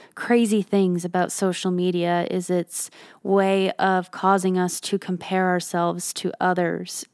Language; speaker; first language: English; native; English